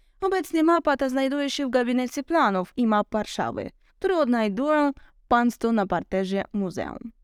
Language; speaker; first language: Polish; non-native, learner; Ukrainian